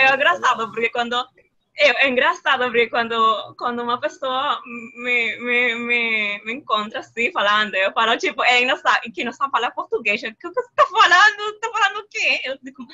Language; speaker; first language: Portuguese; non-native, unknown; Spanish